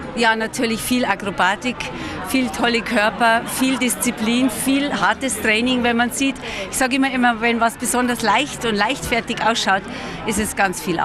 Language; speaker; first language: German; native; German